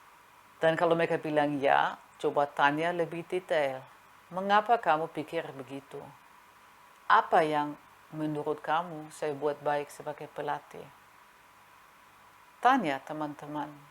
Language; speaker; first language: Indonesian; non-native, fluent; German